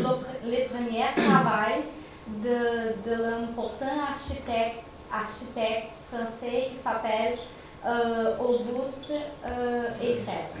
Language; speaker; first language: French; non-native, learner; Portuguese